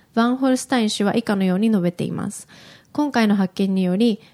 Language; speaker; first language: Japanese; native; Japanese